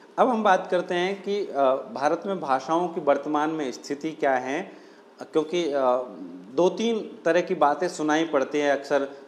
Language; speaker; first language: Hindi; non-native, local second language; Rajasthani